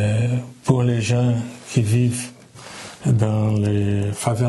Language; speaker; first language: French; non-native, learner; Portuguese